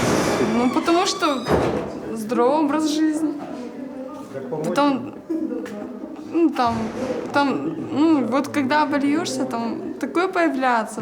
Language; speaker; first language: Russian; native; Russian